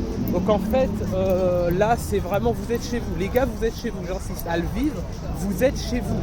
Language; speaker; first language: French; native; French